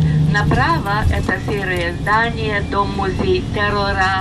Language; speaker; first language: Russian; non-native, fluent; Hungarian